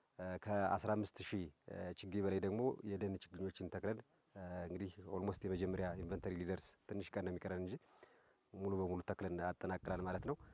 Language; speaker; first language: Amharic; native; Amharic